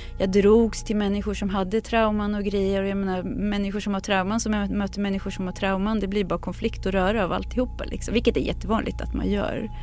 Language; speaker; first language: Swedish; early bilingual, other home language; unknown